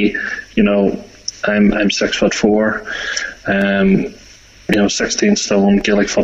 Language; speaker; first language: English; native; English